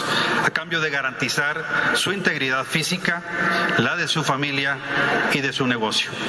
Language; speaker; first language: Spanish; native; Spanish